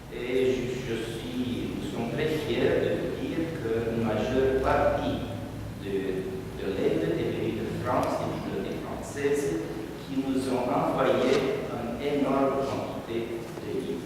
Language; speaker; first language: French; non-native, fluent; Romanian